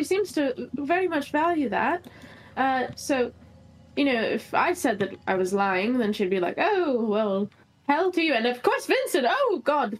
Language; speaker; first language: English; native; English